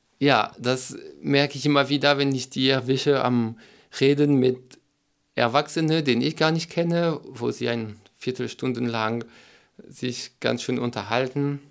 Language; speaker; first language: German; non-native, fluent; French